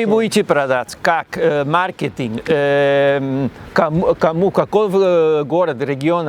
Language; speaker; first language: Russian; non-native, learner; Spanish